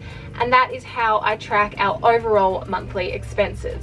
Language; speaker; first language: English; native; English